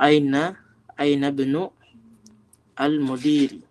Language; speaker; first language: Arabic; non-native, fluent; Filipino